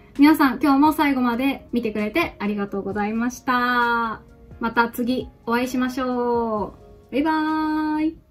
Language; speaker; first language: Japanese; native; Japanese